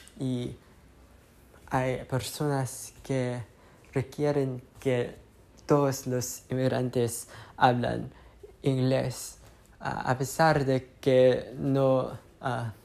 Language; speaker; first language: Spanish; non-native, learner; English